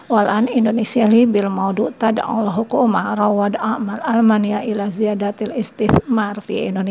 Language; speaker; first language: Arabic; non-native, learner; Indonesian